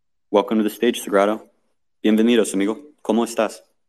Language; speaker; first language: Spanish; non-native, learner; English